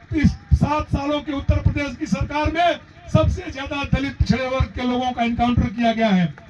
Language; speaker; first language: Hindi; native; Hindi